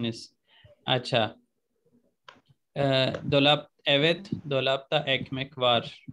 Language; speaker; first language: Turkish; non-native, fluent; Urdu